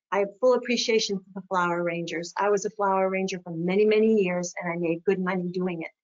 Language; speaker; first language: English; native; English